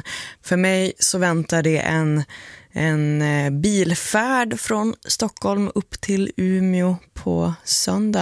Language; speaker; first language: Swedish; native; Swedish